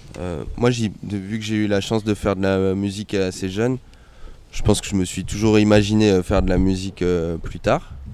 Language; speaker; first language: French; native; French